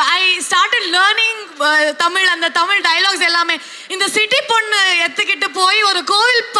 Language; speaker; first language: Tamil; non-native, learner; Kannada